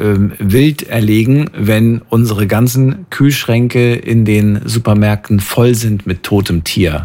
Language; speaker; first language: German; native; German